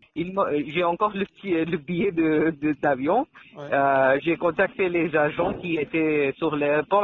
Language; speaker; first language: French; non-native, learner; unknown